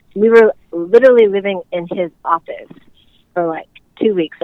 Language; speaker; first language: English; native; English